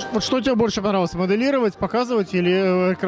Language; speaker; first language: Russian; native; Russian